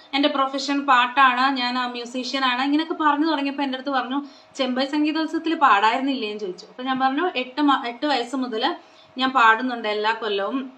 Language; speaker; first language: Malayalam; non-native, local second language; Konkani